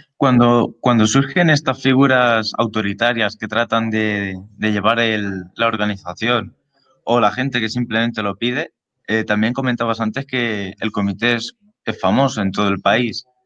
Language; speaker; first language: Spanish; native; Spanish